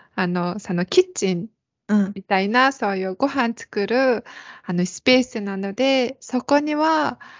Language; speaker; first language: Japanese; non-native, fluent; Mongolian